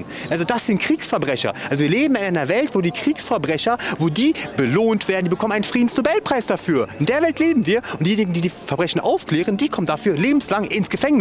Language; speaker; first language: German; native; German